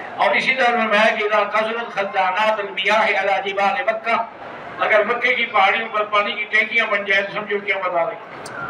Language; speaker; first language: Urdu; native; Urdu